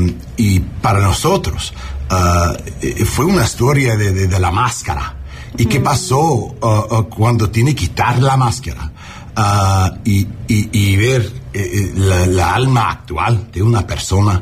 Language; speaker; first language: Spanish; early bilingual, heritage; English